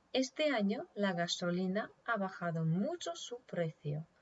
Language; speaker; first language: Spanish; non-native, fluent; Ukrainian